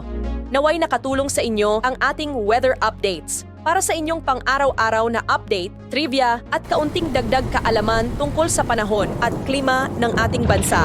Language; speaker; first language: Filipino; native; Filipino